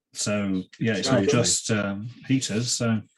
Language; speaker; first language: English; native; English